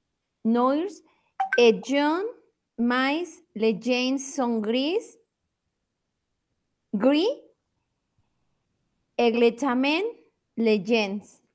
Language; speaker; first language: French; non-native, learner; Spanish